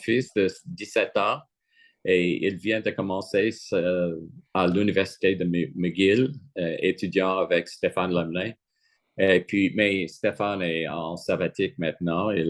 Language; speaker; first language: French; non-native, fluent; English